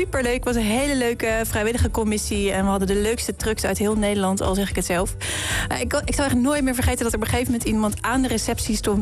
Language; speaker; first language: Dutch; native; Dutch